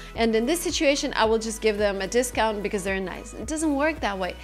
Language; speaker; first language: English; non-native, fluent; Russian